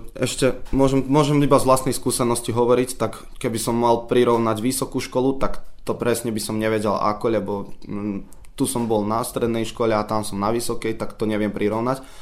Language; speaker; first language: Slovak; early bilingual, heritage; Slovak